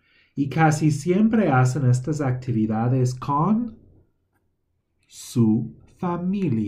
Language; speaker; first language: Spanish; non-native, fluent; English